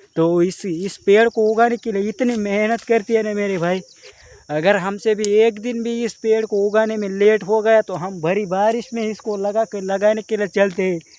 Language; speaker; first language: Hindi; non-native, local second language; Marathi